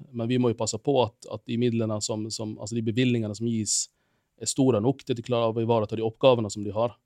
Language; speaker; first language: Norwegian; non-native, fluent; Finnish